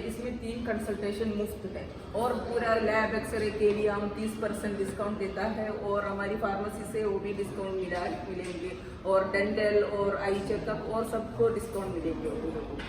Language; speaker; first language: Hindi; non-native, learner; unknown